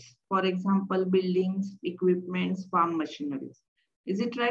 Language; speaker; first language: English; non-native, local second language; Marathi